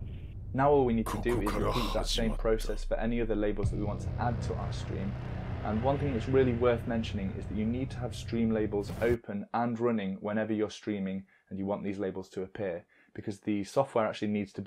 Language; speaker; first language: English; native; English